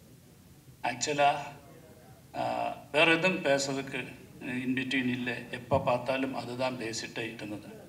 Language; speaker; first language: Tamil; non-native, learner; Malayalam